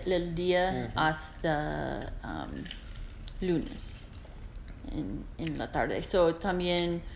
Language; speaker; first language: Spanish; non-native, learner; English